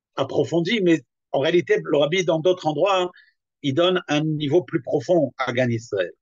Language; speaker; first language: French; native; French